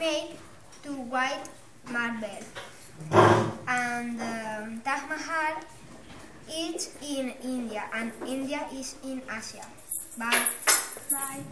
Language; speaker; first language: English; non-native, learner; Spanish